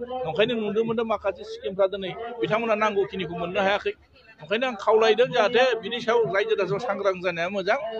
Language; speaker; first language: Bodo; native; Bodo